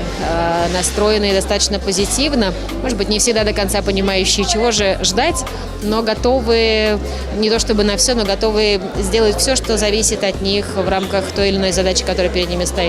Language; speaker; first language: Russian; native; Russian